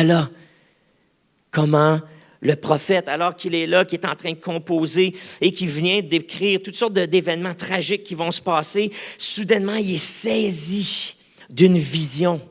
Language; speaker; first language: French; native; French